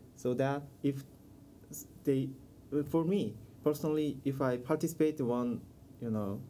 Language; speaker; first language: English; non-native, learner; Korean